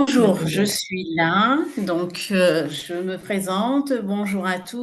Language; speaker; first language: French; native; French